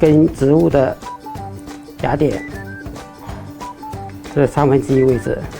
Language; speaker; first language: Chinese; native; Chinese